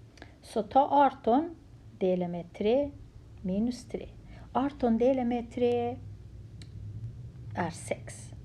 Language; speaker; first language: Swedish; non-native, fluent; Central Kurdish